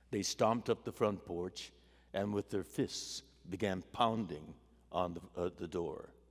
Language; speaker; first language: English; native; English